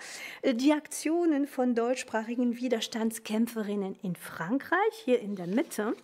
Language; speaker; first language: German; non-native, fluent; French